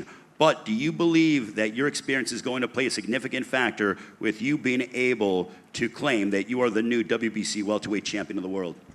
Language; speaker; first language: English; native; English